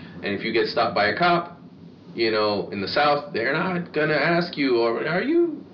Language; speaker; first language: English; native; English